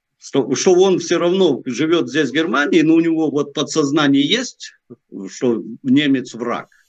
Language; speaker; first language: Russian; native; Russian